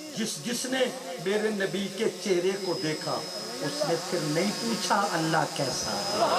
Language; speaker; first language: Urdu; non-native, local second language; Saraiki